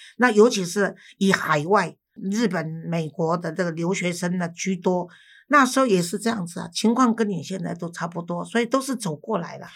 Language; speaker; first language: Chinese; native; Chinese